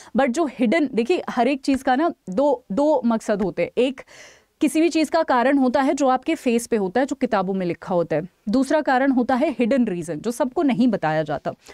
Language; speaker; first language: Hindi; native; Hindi